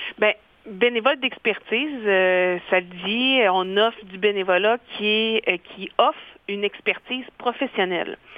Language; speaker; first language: French; native; French